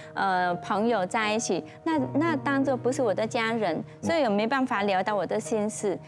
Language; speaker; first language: Chinese; non-native, fluent; Vietnamese